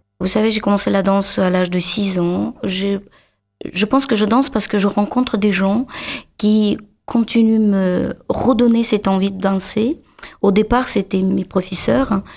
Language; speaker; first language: French; non-native, fluent; Russian